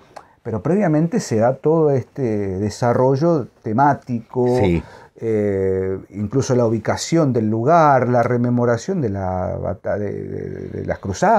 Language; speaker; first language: Spanish; native; Spanish